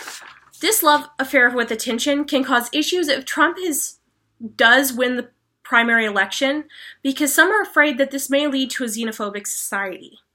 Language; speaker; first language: English; native; English